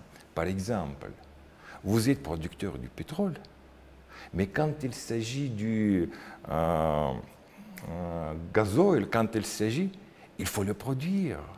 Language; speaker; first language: French; non-native, learner; Russian